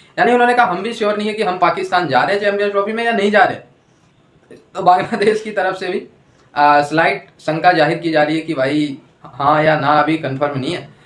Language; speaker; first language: Hindi; native; Hindi